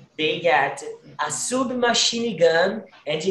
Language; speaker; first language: English; non-native, fluent; Portuguese